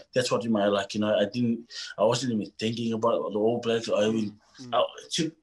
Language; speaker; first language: English; non-native, fluent; Tongan